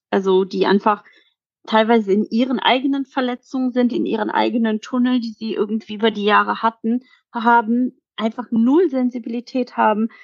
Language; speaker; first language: German; early bilingual, other home language; Polish